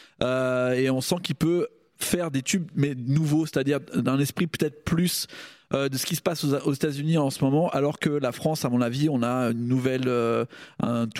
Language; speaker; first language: French; native; French